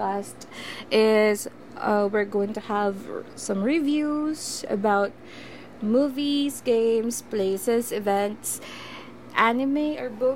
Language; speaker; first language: English; non-native, local second language; Filipino